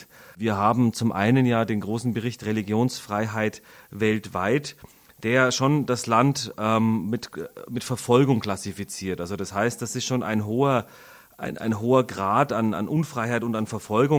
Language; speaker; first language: German; native; German